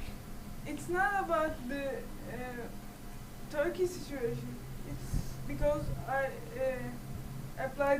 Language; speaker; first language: English; non-native, learner; Turkish